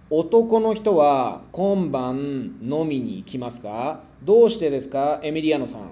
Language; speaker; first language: Japanese; non-native, fluent; Spanish